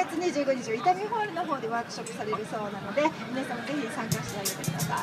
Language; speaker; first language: Japanese; native; Japanese